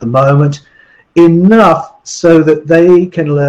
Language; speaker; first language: English; native; English